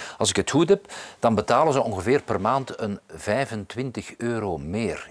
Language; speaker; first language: Dutch; native; Dutch